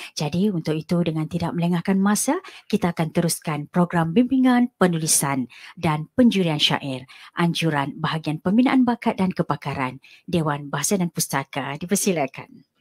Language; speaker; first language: Malay; native; Malay